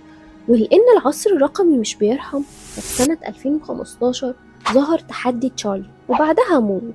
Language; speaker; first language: Arabic; native; Arabic